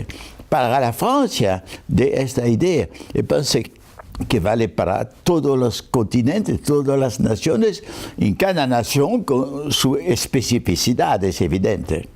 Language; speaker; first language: Spanish; non-native, fluent; French